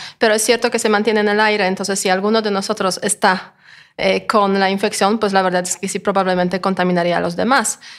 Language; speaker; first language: Spanish; non-native, fluent; Polish